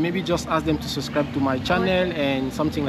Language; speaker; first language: English; non-native, learner; French